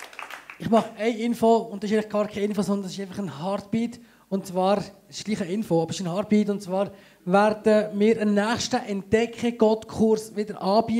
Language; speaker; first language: German; native; German